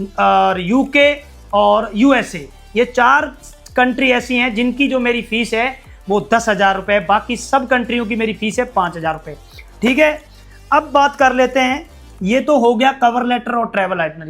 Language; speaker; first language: Hindi; native; Hindi